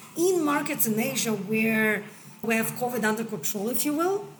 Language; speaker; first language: English; non-native, fluent; Hebrew